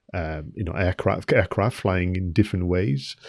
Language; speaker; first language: English; non-native, fluent; French